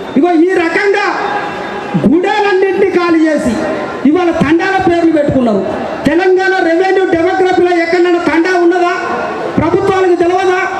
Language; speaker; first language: Telugu; non-native, local second language; Koya